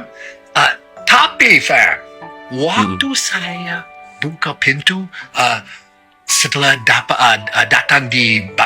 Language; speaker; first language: Indonesian; non-native, learner; English